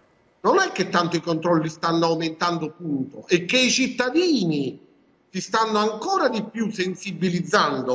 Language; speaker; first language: Italian; native; Italian